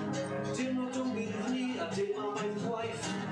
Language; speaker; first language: Welsh; native; Welsh